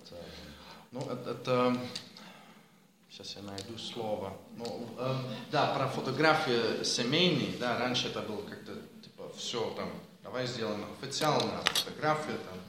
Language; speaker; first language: Russian; non-native, learner; Dutch